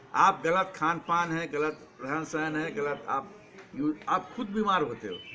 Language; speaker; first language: Hindi; native; Hindi